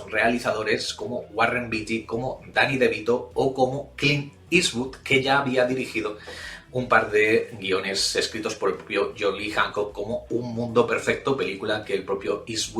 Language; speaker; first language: Spanish; native; Spanish